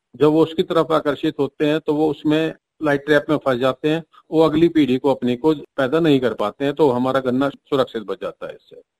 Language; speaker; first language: Hindi; native; Hindi